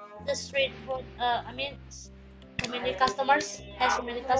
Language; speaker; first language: English; non-native, learner; Indonesian